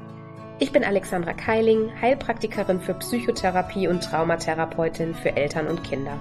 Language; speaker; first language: German; native; German